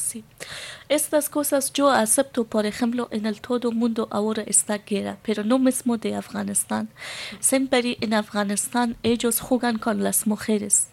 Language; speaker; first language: Spanish; non-native, learner; Persian